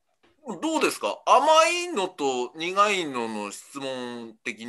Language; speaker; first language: Japanese; native; Japanese